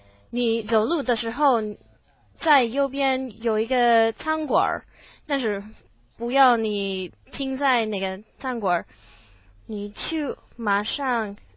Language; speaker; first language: Chinese; non-native, learner; English